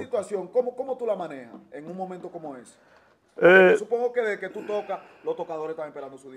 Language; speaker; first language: Spanish; native; Spanish